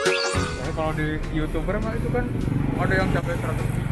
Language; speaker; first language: Indonesian; native; Indonesian